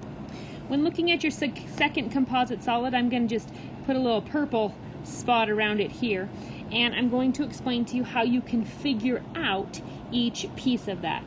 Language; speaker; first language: English; native; English